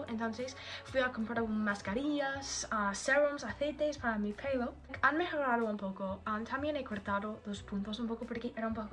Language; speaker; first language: Spanish; non-native, learner; English